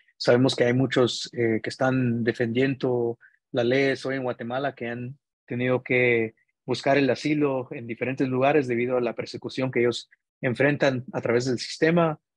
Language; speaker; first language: Spanish; early bilingual, heritage; Spanish